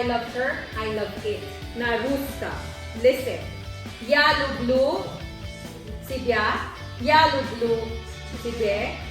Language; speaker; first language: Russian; non-native, learner; Filipino